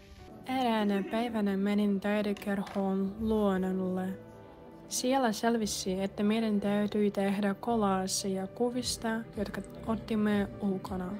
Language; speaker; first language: Finnish; non-native, learner; Russian